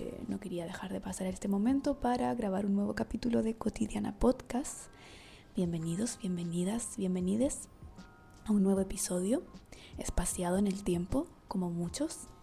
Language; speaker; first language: Spanish; native; Spanish